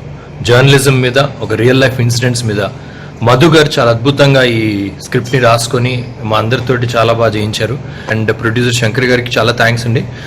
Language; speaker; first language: Telugu; native; Telugu